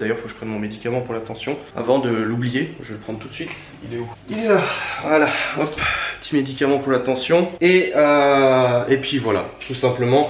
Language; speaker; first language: French; native; French